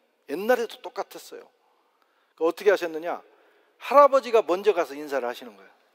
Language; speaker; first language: Korean; native; Korean